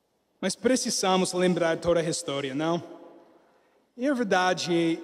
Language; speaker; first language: Portuguese; non-native, learner; English